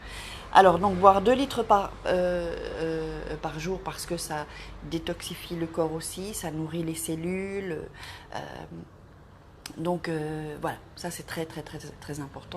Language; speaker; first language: French; native; French